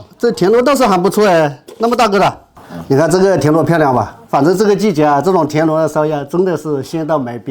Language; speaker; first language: Chinese; native; Chinese